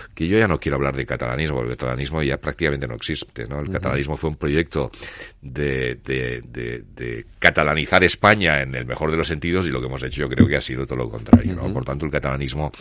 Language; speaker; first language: Spanish; non-native, local second language; Catalan